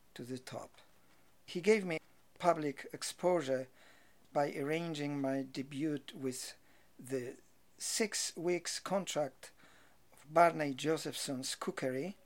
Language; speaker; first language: English; non-native, fluent; Polish